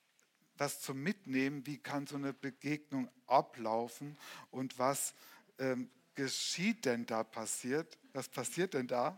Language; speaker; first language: German; native; German